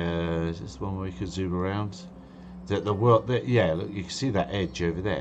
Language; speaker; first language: English; native; English